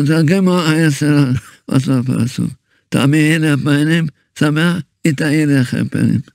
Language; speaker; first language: Hebrew; early bilingual, other home language; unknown